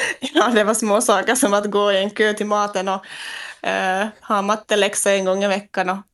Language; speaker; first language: Swedish; native; Swedish